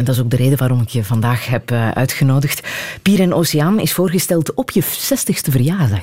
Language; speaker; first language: Dutch; native; Dutch